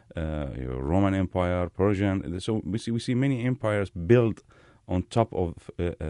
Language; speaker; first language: English; non-native, fluent; Arabic